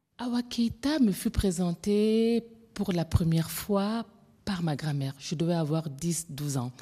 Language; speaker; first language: French; non-native, local second language; Bambara